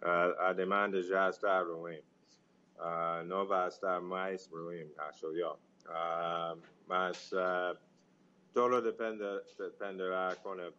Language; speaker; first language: Portuguese; non-native, fluent; English